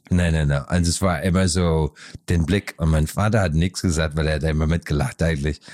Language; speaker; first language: German; non-native, fluent; English